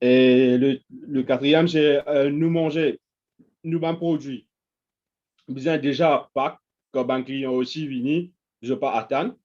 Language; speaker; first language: French; non-native, local second language; Morisyen